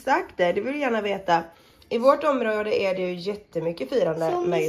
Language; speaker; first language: Swedish; native; Swedish